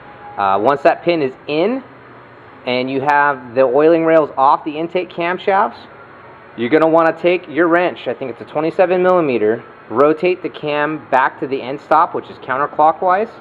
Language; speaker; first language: English; native; English